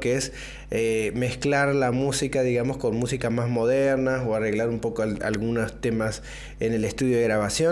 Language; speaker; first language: Spanish; native; Spanish